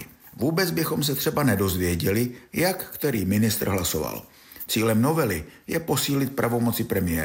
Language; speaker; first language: Czech; native; Czech